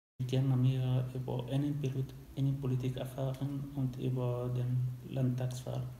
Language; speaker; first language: German; non-native, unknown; Arabic